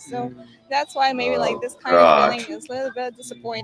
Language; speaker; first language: English; non-native, learner; Ukrainian